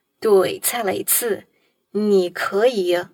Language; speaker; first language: Chinese; non-native, fluent; Portuguese